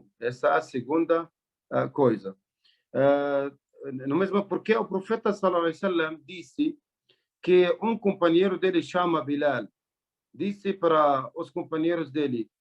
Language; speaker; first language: Portuguese; non-native, learner; Arabic